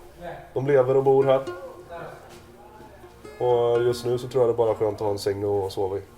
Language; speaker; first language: Swedish; native; Swedish